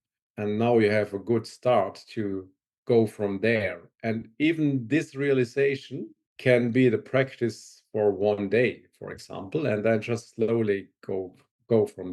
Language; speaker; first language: English; non-native, fluent; German